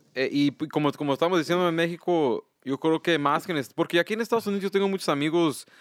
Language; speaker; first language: Spanish; early bilingual, heritage; Spanish